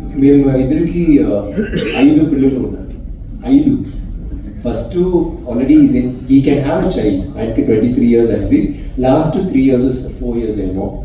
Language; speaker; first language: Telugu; non-native, learner; Tamil